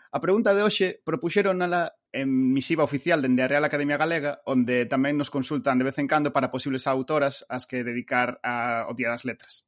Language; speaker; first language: Galician; native; Galician